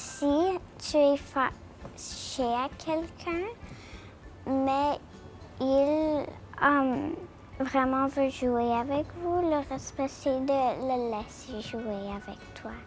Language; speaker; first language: French; non-native, local second language; English